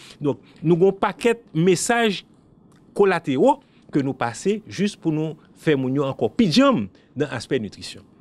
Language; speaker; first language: French; non-native, local second language; Haitian Creole